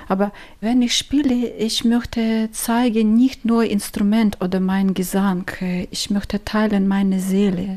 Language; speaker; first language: German; non-native, learner; Ukrainian